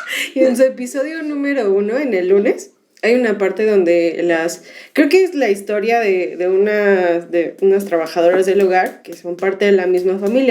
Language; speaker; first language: Spanish; native; Spanish